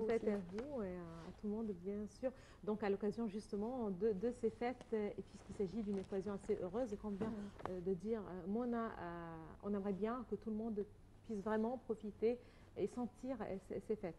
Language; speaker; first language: French; non-native, fluent; Arabic